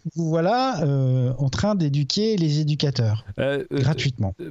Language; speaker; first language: French; native; French